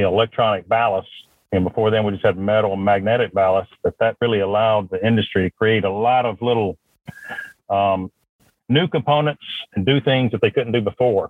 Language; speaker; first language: English; native; English